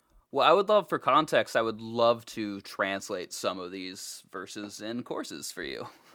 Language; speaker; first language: English; native; English